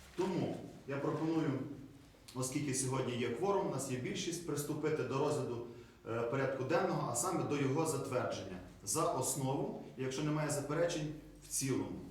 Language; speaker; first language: Ukrainian; native; Ukrainian